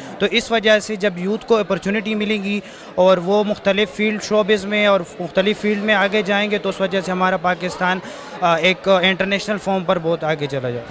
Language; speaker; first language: Urdu; non-native, local second language; Pashto